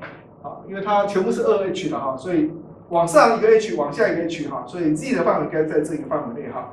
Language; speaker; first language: Chinese; native; Chinese